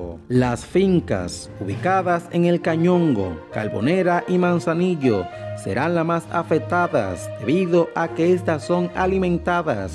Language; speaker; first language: Spanish; native; Spanish